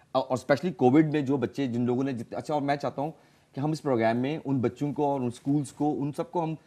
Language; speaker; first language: Urdu; native; Urdu